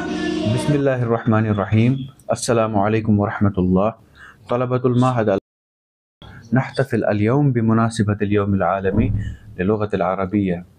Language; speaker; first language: Arabic; non-native, fluent; Kashmiri